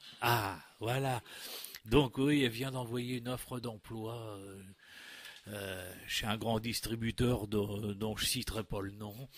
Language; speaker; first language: French; native; French